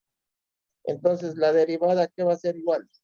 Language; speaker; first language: Spanish; native; Spanish